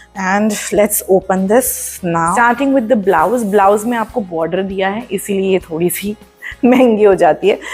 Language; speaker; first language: Hindi; non-native, local second language; Marathi